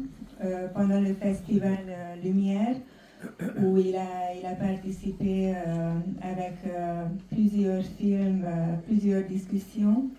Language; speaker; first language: French; non-native, fluent; Hungarian